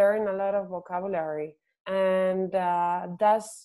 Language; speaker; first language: English; non-native, fluent; Spanish